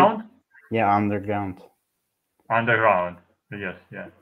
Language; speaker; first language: English; non-native, learner; Turkish